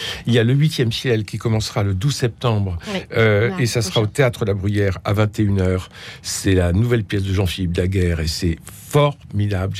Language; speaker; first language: French; native; French